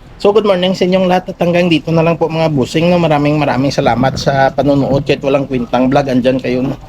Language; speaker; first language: Filipino; non-native, local second language; Hiligaynon